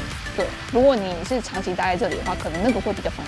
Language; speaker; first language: Chinese; native; Chinese